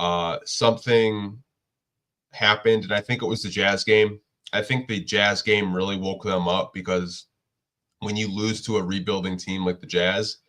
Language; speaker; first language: English; native; English